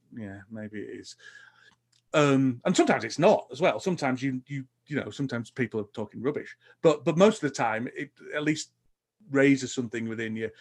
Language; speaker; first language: English; native; English